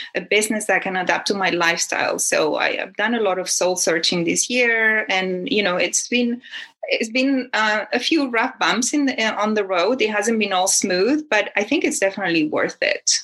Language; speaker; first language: English; non-native, fluent; Spanish